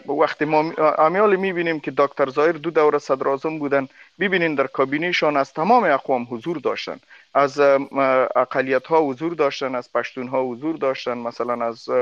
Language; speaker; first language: Persian; non-native, local second language; Pashto